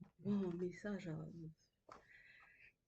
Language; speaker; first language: French; non-native, local second language; Haitian Creole